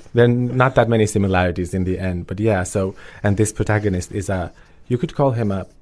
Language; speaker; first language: English; early bilingual, other home language; Albanian